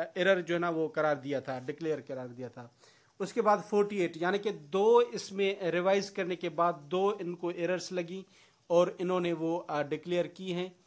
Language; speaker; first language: Urdu; non-native, local second language; Sindhi